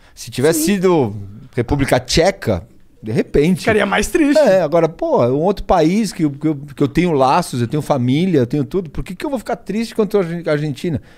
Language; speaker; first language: Portuguese; early bilingual, other home language; Spanish